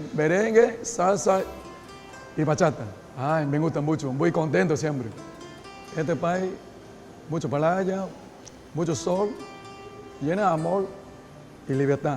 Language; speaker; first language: Spanish; non-native, learner; Chinese